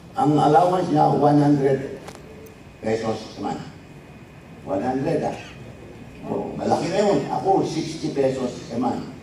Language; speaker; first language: Filipino; non-native, local second language; Iloko